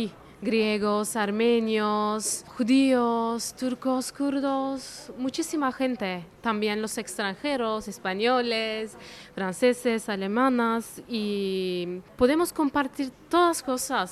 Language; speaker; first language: Spanish; non-native, fluent; Turkish